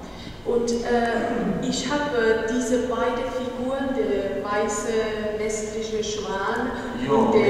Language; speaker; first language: German; non-native, fluent; Persian